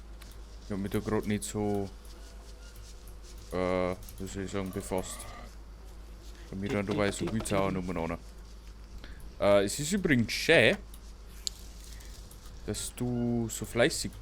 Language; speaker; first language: German; native; German